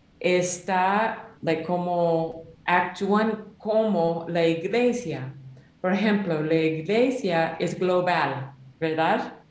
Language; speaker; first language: Spanish; non-native, learner; English